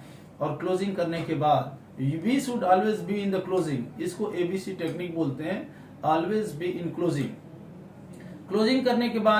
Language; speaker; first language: Hindi; native; Hindi